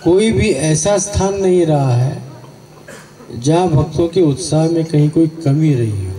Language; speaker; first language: Hindi; non-native, local second language; Gujarati